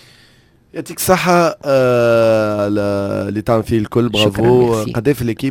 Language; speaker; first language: Arabic; native; Arabic